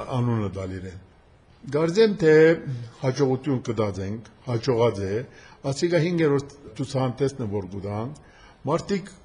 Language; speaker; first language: Armenian; early bilingual, heritage; Armenian